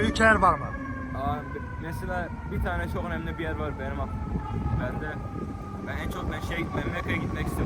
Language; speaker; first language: Turkish; early bilingual, heritage; Turkish